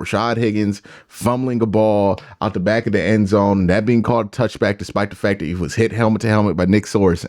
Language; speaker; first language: English; native; English